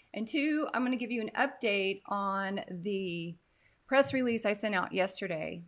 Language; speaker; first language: English; native; English